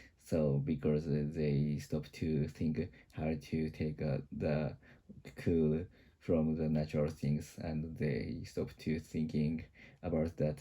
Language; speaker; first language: English; non-native, learner; Japanese